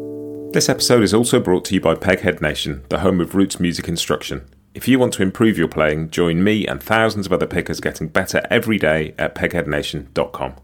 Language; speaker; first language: English; native; English